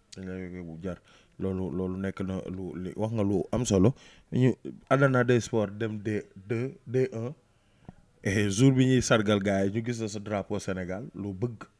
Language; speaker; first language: Wolof; native; Wolof